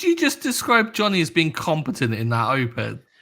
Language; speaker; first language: English; native; English